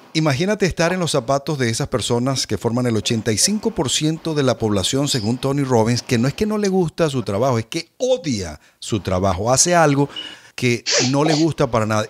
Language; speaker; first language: Spanish; native; Spanish